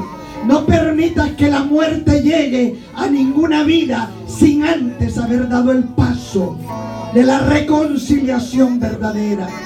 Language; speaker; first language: Spanish; native; Spanish